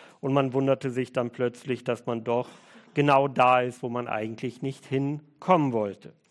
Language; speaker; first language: German; early bilingual, other home language; Russian